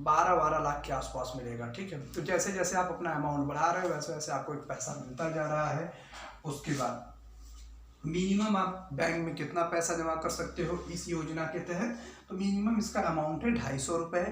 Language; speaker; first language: Hindi; native; Hindi